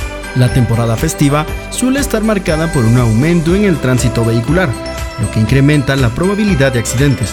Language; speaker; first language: Spanish; native; Spanish